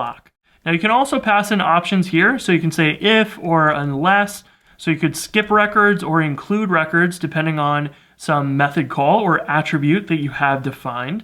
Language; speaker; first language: English; native; English